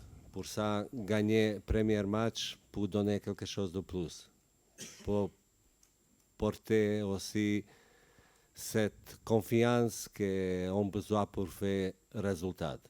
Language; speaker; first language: French; non-native, learner; Bosnian